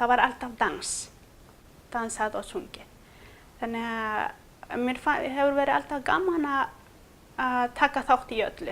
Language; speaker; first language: Icelandic; non-native, fluent; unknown